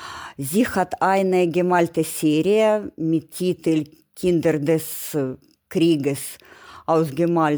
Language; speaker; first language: German; non-native, learner; Ukrainian